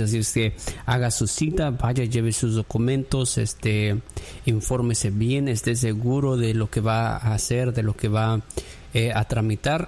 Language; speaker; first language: Spanish; native; Spanish